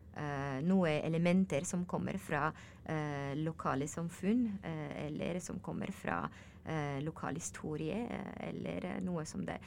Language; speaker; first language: Norwegian; non-native, learner; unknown